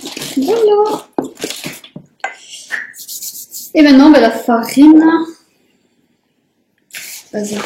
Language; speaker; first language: French; native; French